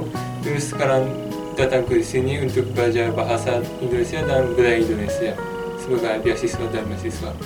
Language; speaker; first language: Indonesian; non-native, fluent; Japanese